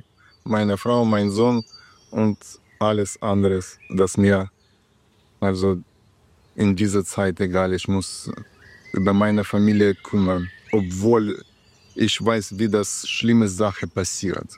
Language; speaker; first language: German; non-native, learner; Ukrainian